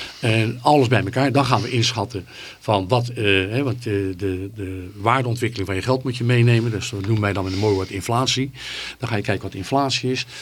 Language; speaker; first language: Dutch; native; Dutch